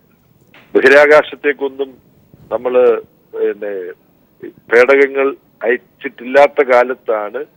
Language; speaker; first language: Malayalam; native; Malayalam